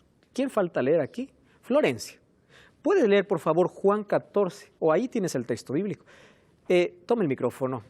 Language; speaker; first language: Spanish; native; Spanish